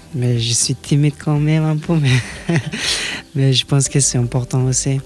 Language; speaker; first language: French; non-native, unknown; Persian